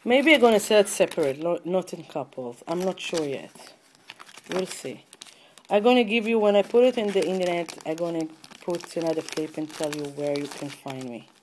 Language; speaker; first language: English; non-native, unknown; Hebrew